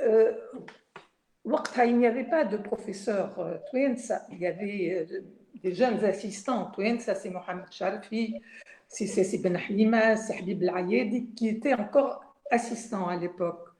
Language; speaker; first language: French; non-native, local second language; Arabic